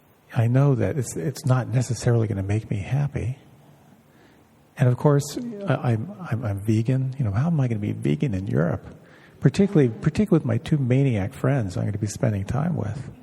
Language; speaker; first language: English; native; English